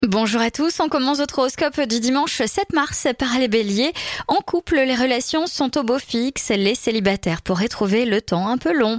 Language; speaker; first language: French; native; French